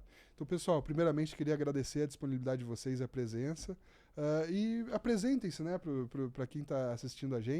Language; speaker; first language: Portuguese; native; Portuguese